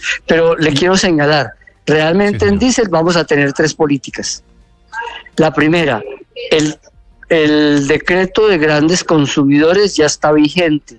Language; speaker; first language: Spanish; native; Spanish